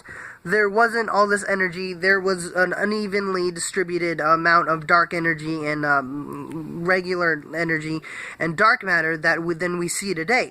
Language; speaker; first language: English; native; English